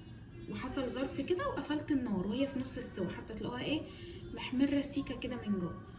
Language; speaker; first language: Arabic; native; Arabic